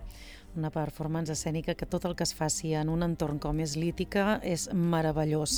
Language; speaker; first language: Catalan; native; Catalan